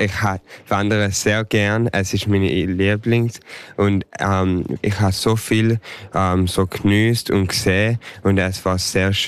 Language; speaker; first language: German; early bilingual, heritage; English